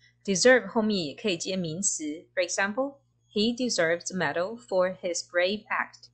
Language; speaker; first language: English; non-native, fluent; Chinese